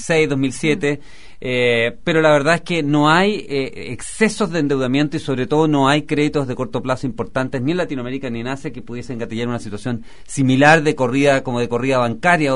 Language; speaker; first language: Spanish; native; Spanish